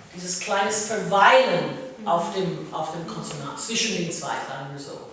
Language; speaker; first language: German; non-native, fluent; English